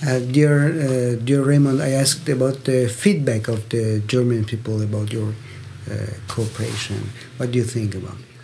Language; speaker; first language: English; non-native, learner; Persian